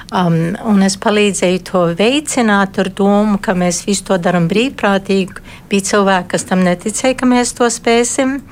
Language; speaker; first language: Latvian; early bilingual, heritage; Latvian